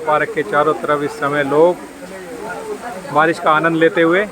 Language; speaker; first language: Hindi; native; Hindi